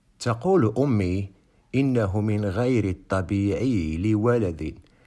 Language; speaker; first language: Arabic; non-native, fluent; Indonesian